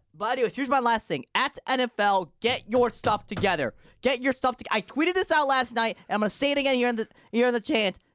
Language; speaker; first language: English; early bilingual, other home language; Japanese